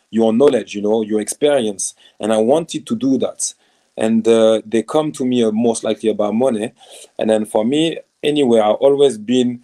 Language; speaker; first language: English; non-native, fluent; French